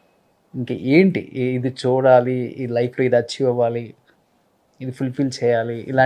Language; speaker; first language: Telugu; native; Telugu